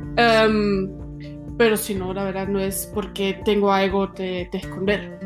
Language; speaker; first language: Spanish; non-native, fluent; German